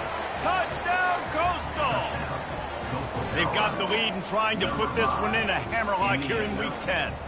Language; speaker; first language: English; native; English